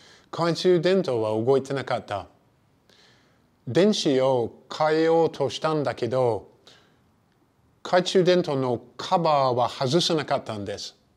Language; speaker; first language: Japanese; non-native, fluent; English